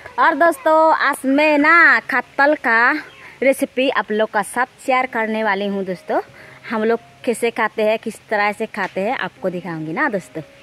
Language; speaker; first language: Hindi; non-native, local second language; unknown